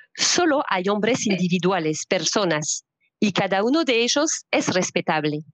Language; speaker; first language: Spanish; non-native, fluent; French